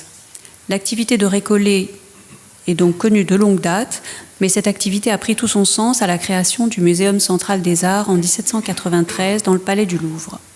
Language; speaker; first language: French; native; French